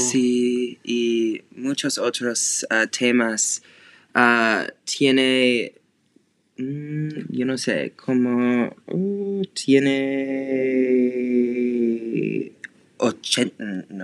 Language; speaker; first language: Spanish; non-native, learner; English